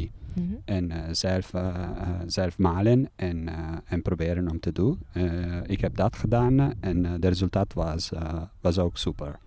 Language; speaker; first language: Dutch; non-native, fluent; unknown